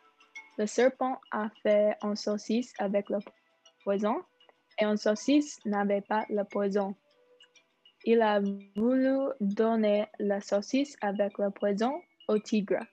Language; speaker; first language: French; non-native, learner; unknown